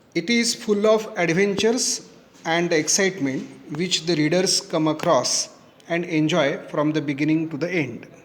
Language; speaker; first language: English; non-native, local second language; Marathi